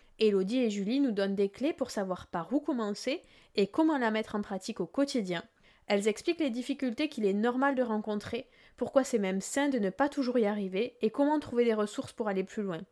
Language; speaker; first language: French; native; French